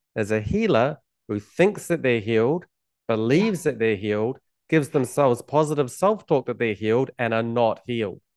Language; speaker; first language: English; native; English